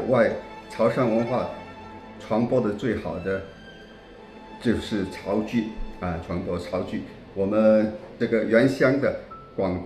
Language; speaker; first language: Chinese; non-native, local second language; Min Nan Chinese